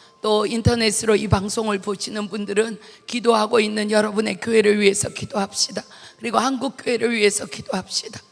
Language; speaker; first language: Korean; native; Korean